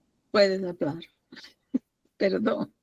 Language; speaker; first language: Spanish; non-native, fluent; Portuguese